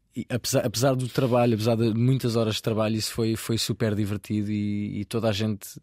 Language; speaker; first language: Portuguese; native; Portuguese